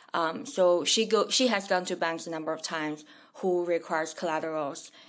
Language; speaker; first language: English; non-native, fluent; Chinese